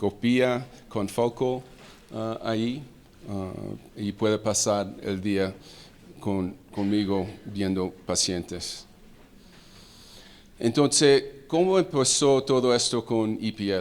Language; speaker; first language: Spanish; early bilingual, heritage; English